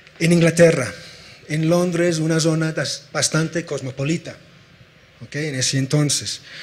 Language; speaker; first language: Spanish; non-native, fluent; English